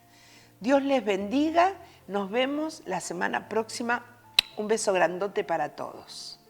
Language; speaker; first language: Spanish; native; Spanish